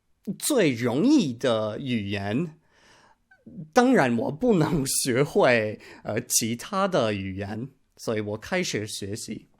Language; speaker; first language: Chinese; non-native, learner; English